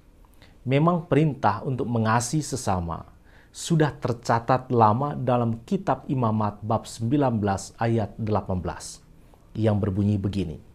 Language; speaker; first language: Indonesian; native; Indonesian